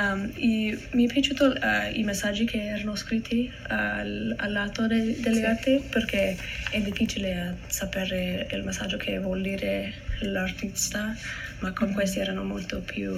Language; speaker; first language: Italian; non-native, learner; English